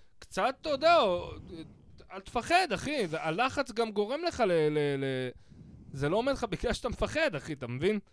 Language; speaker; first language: Hebrew; native; Hebrew